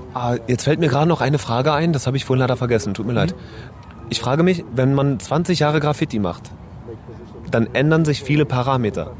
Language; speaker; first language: German; native; German